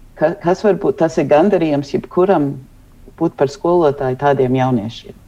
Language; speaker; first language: Latvian; early bilingual, heritage; Latvian